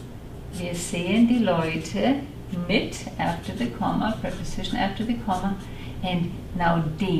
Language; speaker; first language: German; non-native, fluent; English